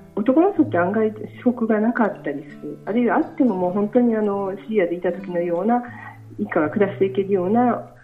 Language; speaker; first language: Japanese; native; Japanese